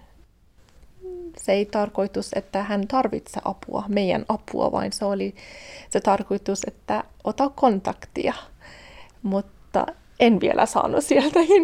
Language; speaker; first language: Finnish; non-native, fluent; Persian